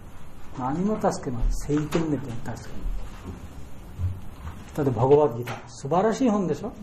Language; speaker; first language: Japanese; non-native, fluent; Bangla